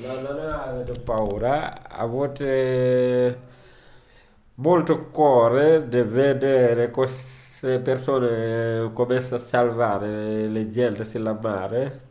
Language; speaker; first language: Italian; non-native, learner; Wolof